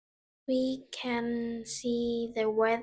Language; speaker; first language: English; non-native, learner; Vietnamese